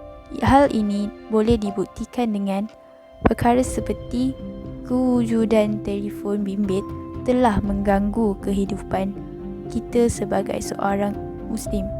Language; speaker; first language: Malay; native; Malay